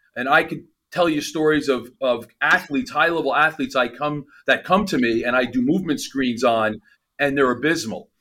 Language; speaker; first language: English; native; English